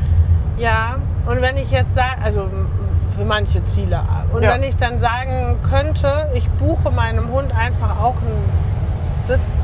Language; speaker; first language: German; native; German